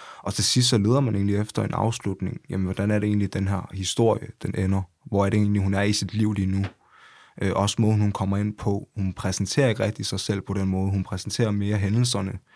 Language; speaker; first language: Danish; early bilingual, other home language; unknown